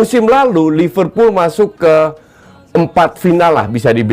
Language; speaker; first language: Indonesian; native; Indonesian